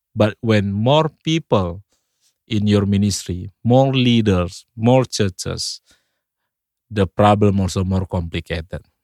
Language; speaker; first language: English; non-native, fluent; Indonesian